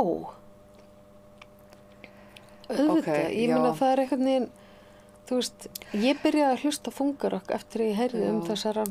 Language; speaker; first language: Icelandic; native; Icelandic